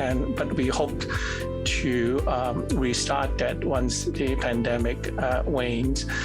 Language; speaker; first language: English; non-native, fluent; Cantonese